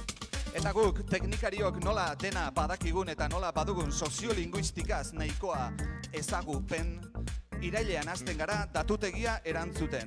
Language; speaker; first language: Basque; native; Basque